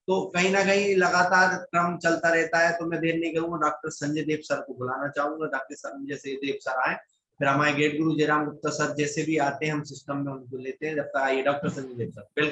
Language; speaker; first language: Hindi; native; Hindi